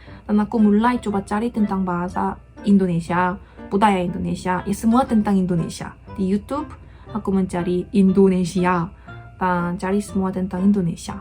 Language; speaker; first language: Indonesian; non-native, fluent; Korean